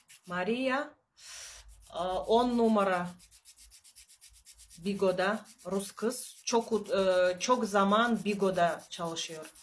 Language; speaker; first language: Turkish; non-native, learner; Russian